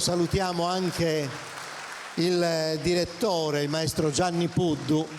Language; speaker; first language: Italian; native; Italian